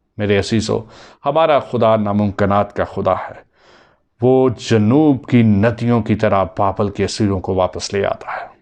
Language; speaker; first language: Urdu; non-native, local second language; Punjabi